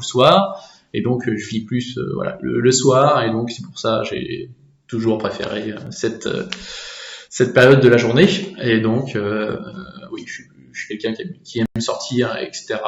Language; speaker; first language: French; native; French